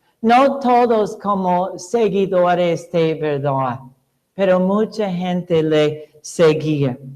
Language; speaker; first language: Spanish; non-native, fluent; English